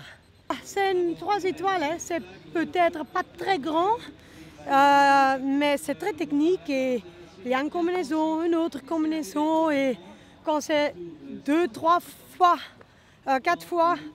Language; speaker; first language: French; non-native, local second language; Dutch